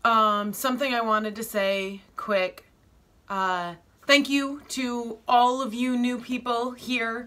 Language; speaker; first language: English; native; English